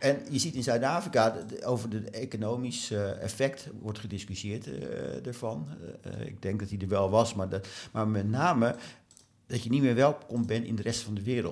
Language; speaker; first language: Dutch; native; Dutch